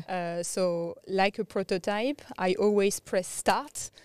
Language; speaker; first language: English; non-native, fluent; French